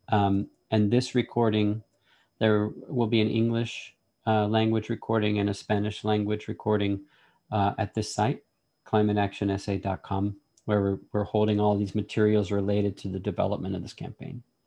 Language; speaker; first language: English; native; English